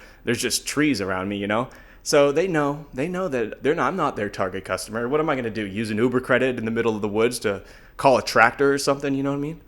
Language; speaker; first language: English; native; English